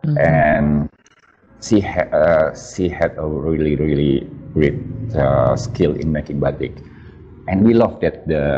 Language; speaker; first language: English; non-native, fluent; Indonesian